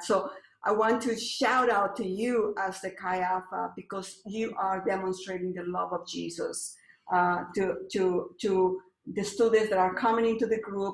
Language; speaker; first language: English; non-native, fluent; Spanish